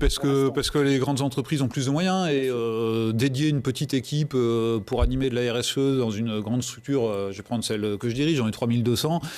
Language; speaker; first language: French; native; French